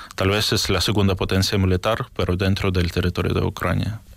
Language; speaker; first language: Spanish; non-native, fluent; Ukrainian